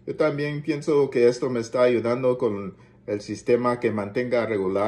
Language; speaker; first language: Spanish; early bilingual, heritage; Spanish